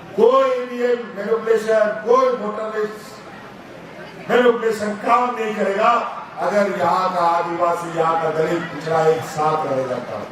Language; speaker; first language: Hindi; native; Hindi